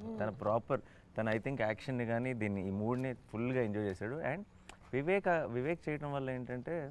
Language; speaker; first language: Telugu; native; Telugu